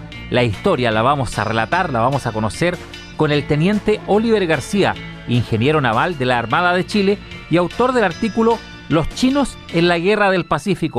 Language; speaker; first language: Spanish; native; Spanish